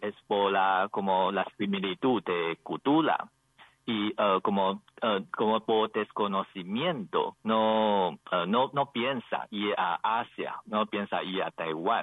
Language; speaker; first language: Spanish; non-native, learner; Chinese